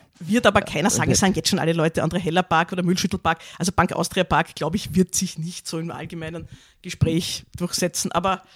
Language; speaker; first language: German; native; German